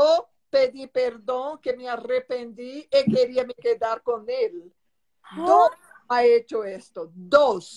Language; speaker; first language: Spanish; non-native, learner; Portuguese